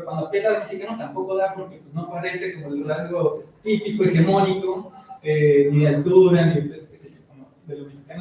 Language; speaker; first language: Spanish; native; Spanish